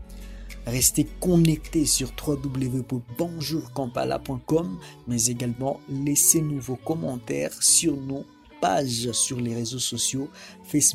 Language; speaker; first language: French; non-native, fluent; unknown